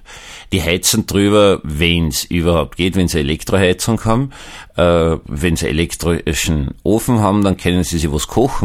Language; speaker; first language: German; native; German